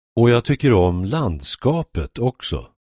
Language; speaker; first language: Swedish; non-native, fluent; Persian